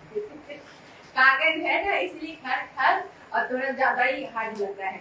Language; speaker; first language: Hindi; non-native, local second language; Bangla